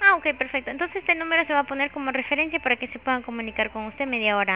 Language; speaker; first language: Spanish; native; Spanish